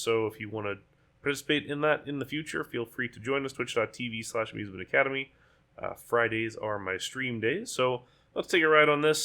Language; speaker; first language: English; native; English